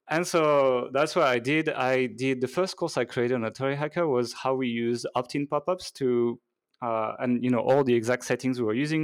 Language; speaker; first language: English; non-native, fluent; French